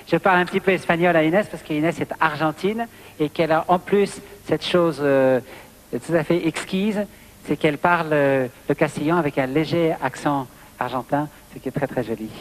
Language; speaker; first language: French; native; French